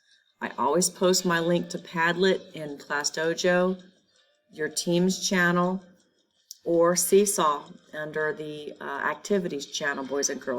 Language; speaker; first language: English; native; English